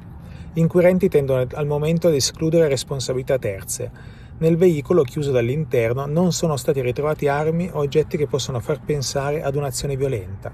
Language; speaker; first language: Italian; native; Italian